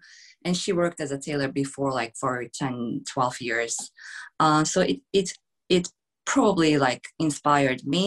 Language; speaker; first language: English; non-native, fluent; Turkish